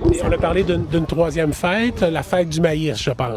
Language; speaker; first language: French; native; French